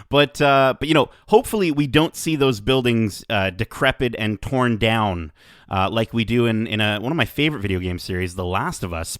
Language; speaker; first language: English; native; English